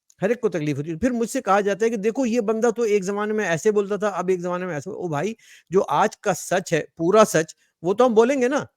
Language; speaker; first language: Urdu; native; Urdu